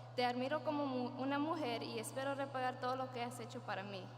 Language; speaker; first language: Spanish; early bilingual, heritage; Spanish